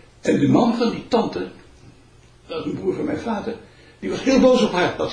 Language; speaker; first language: Dutch; early bilingual, other home language; Malay